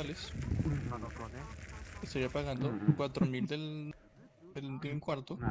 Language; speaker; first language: Spanish; native; Spanish